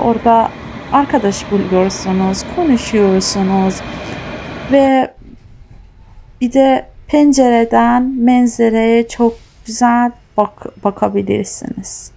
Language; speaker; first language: Turkish; non-native, fluent; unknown